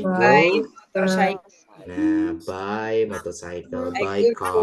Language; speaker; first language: English; non-native, fluent; Indonesian